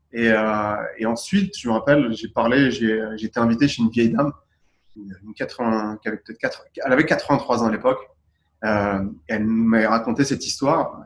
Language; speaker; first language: French; native; French